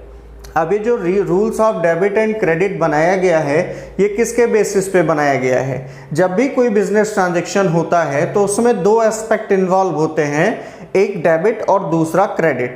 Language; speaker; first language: Hindi; native; Hindi